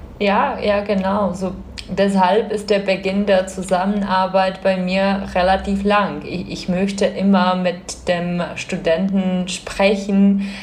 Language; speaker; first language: German; non-native, fluent; Czech